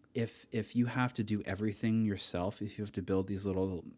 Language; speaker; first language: English; native; English